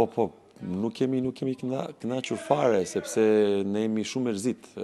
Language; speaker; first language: Albanian; non-native, learner; Serbian